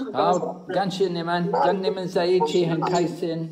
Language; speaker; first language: Chinese; non-native, fluent; English